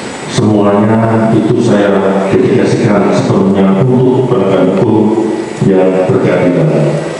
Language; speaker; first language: Indonesian; non-native, local second language; Javanese